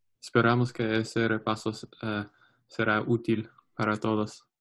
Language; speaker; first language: Spanish; non-native, learner; English